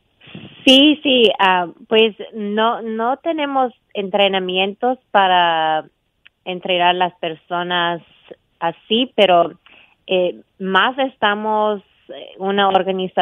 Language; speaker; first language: Spanish; non-native, fluent; English